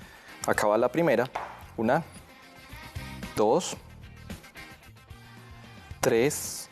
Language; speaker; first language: Spanish; native; Spanish